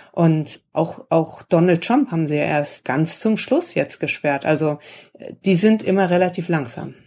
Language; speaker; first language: German; native; German